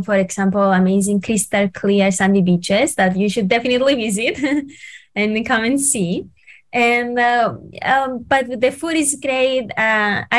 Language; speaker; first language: English; non-native, fluent; Greek